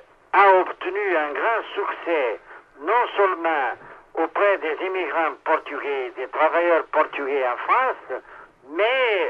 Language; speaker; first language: French; non-native, fluent; Portuguese